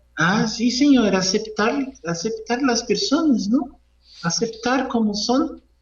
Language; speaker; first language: Spanish; non-native, learner; Portuguese